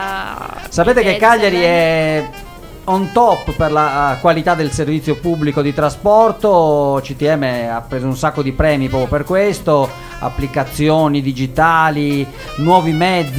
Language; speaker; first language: Italian; native; Italian